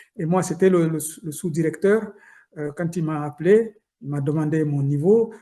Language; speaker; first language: French; non-native, local second language; Soninke